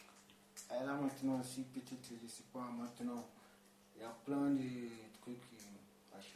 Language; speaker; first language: French; non-native, learner; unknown